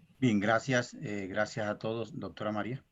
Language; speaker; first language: Spanish; native; Spanish